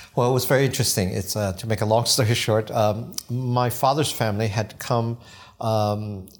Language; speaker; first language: English; early bilingual, other home language; Cantonese